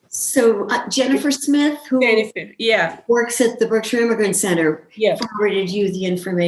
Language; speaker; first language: English; native; English